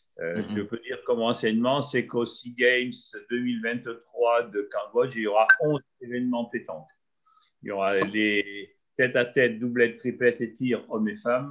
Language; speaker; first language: French; native; French